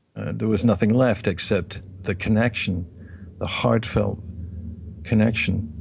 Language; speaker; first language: English; native; English